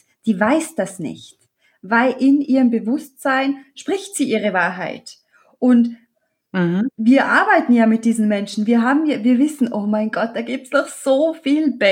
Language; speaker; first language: German; native; German